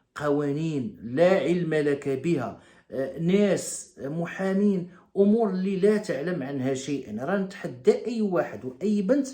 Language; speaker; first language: Arabic; native; Arabic